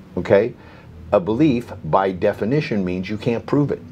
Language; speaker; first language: English; native; English